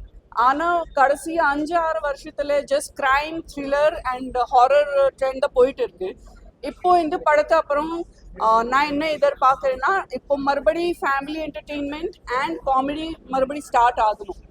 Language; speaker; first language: Tamil; non-native, fluent; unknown